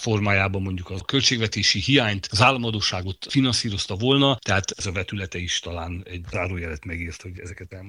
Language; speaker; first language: Hungarian; native; Hungarian